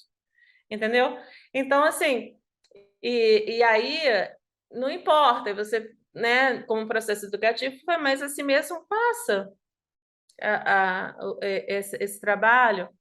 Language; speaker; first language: Portuguese; native; Portuguese